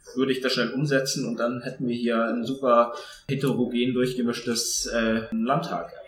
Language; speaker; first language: German; native; German